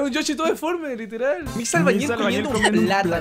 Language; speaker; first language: Spanish; native; Spanish